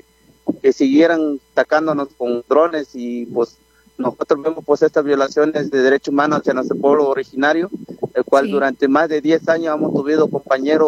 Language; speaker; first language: Spanish; non-native, local second language; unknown